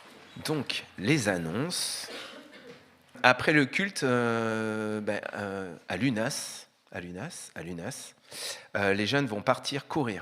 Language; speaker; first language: French; native; French